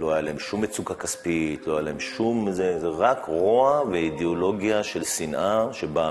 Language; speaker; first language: Hebrew; native; Hebrew